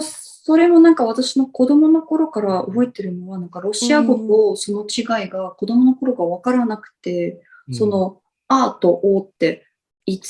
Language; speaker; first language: Japanese; non-native, fluent; Russian